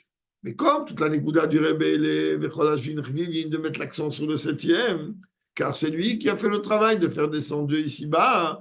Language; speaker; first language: French; native; French